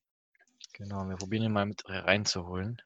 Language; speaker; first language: German; native; German